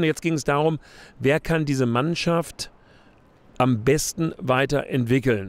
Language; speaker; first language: German; native; German